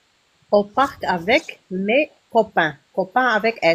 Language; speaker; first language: French; non-native, learner; Arabic